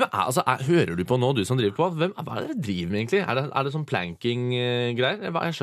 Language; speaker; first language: Norwegian; native; Norwegian